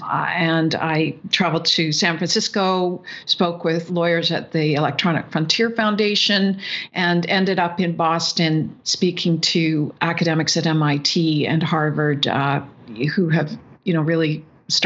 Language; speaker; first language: English; native; English